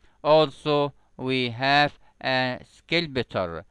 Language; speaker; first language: English; non-native, fluent; Arabic